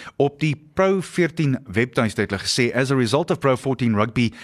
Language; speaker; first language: English; non-native, local second language; Afrikaans